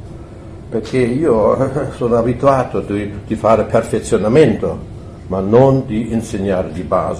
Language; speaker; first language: Italian; non-native, fluent; German